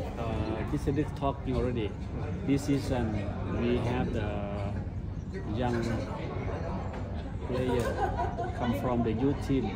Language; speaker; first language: English; non-native, learner; Thai